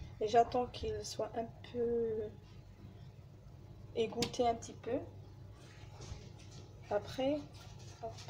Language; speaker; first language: French; non-native, learner; Arabic